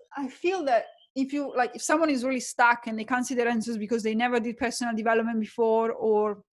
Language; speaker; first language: English; non-native, fluent; Italian